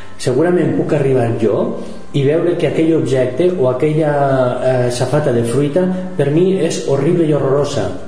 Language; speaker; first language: Catalan; non-native, local second language; Spanish